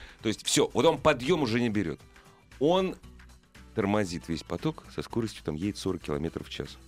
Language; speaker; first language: Russian; native; Russian